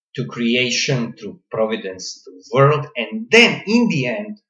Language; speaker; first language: English; non-native, fluent; Croatian